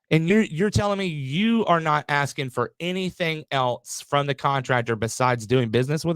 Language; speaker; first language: English; native; English